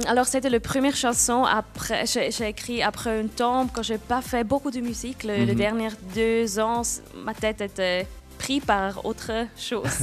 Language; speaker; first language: French; non-native, local second language; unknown